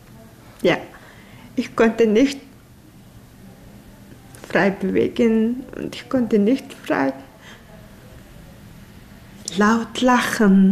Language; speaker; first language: German; non-native, learner; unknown